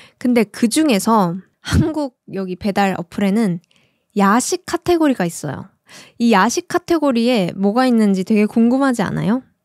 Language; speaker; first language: Korean; native; Korean